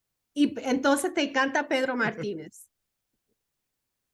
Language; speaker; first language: Spanish; early bilingual, heritage; Spanish